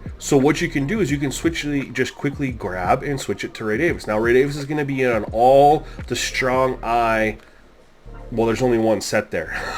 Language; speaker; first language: English; native; English